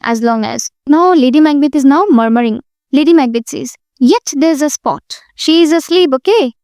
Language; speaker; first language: English; non-native, local second language; Hindi